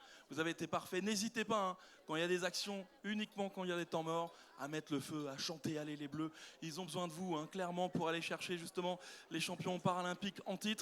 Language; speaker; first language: French; native; French